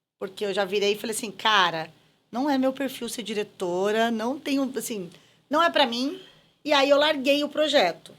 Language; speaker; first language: Portuguese; native; Portuguese